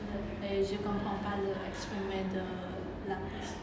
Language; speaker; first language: French; non-native, learner; Khmer